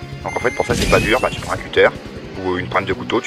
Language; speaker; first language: French; native; French